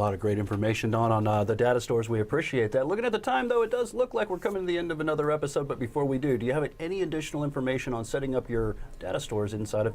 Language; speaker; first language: English; native; English